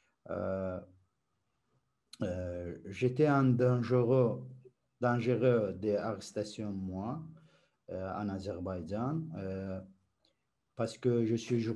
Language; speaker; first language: French; non-native, learner; Azerbaijani